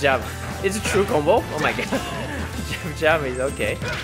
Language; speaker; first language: English; non-native, learner; Chinese